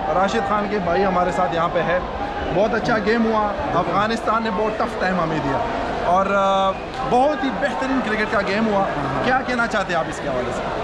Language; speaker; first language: Urdu; non-native, local second language; Pashto